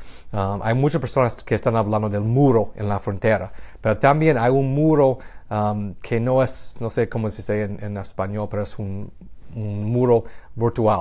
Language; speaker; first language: Spanish; non-native, fluent; English